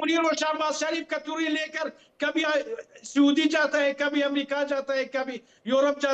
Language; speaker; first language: Hindi; non-native, fluent; Pashto